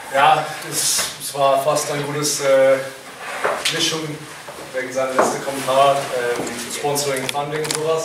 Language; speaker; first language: German; non-native, fluent; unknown